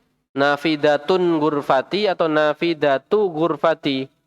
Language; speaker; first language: Arabic; non-native, fluent; Indonesian